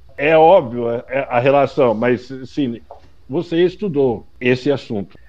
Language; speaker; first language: Portuguese; non-native, fluent; English